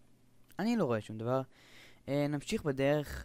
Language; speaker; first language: Hebrew; native; Hebrew